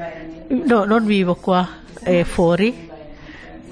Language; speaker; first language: Italian; non-native, learner; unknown